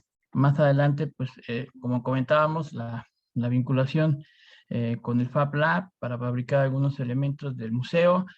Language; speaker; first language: Spanish; native; Spanish